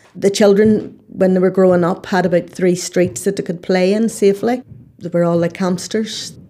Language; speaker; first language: English; native; English